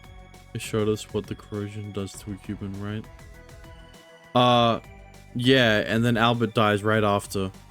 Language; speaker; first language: English; native; English